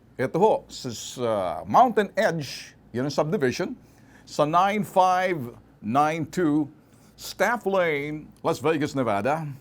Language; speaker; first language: Filipino; native; Filipino